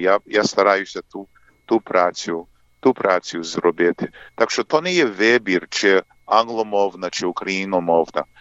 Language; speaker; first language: Ukrainian; early bilingual, heritage; English